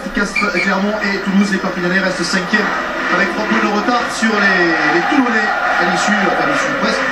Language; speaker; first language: French; native; French